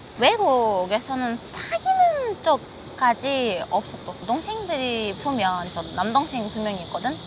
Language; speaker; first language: Korean; non-native, fluent; Romanian